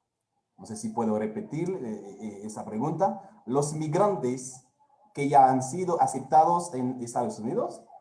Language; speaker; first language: Spanish; non-native, fluent; Haitian Creole